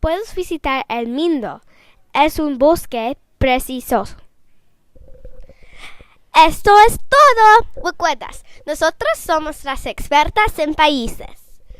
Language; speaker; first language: Spanish; non-native, learner; English